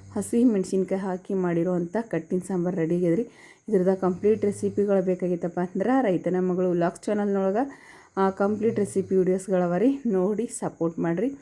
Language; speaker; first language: Kannada; native; Kannada